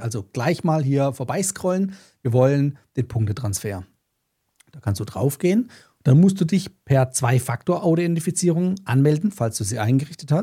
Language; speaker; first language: German; native; German